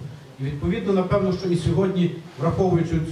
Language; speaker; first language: Ukrainian; native; Ukrainian